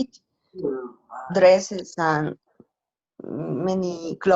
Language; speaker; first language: English; non-native, learner; Spanish